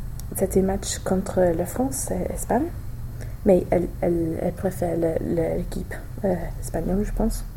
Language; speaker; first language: French; non-native, learner; English